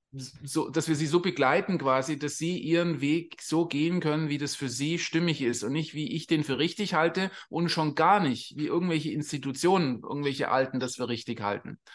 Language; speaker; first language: German; native; German